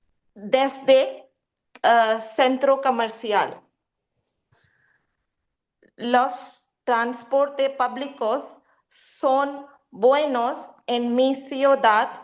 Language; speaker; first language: Spanish; non-native, learner; Urdu